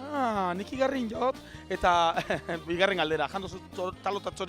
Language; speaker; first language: Basque; native; Basque